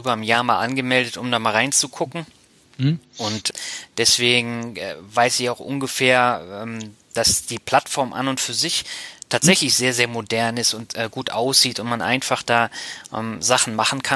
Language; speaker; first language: German; native; German